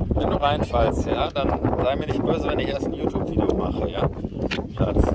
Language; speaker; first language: German; native; German